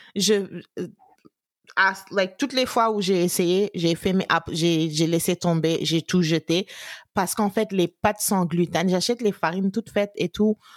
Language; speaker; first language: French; non-native, local second language; Wolof